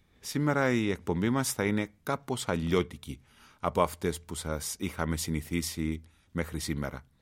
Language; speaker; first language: Greek; native; Greek